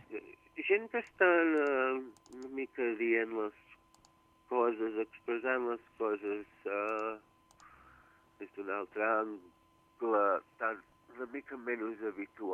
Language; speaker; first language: Catalan; early bilingual, heritage; Catalan